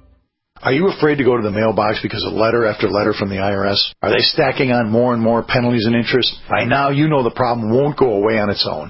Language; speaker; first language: English; native; English